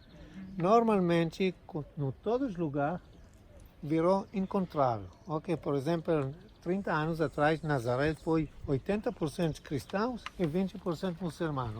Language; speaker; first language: Portuguese; non-native, fluent; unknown